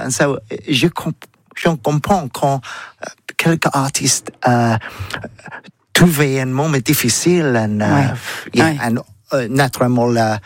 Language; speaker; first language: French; non-native, learner; English